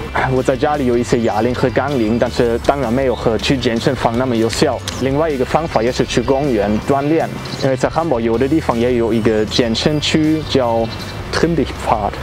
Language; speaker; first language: Chinese; non-native, fluent; German